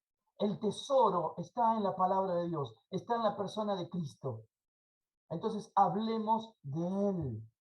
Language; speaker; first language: Spanish; native; Spanish